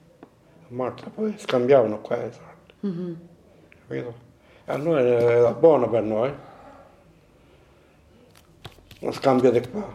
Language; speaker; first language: Italian; non-native, local second language; Sicilian